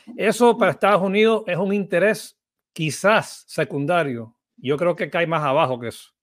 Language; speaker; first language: Spanish; early bilingual, heritage; Spanish